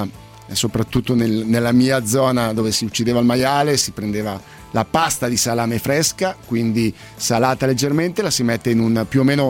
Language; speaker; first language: Italian; native; Italian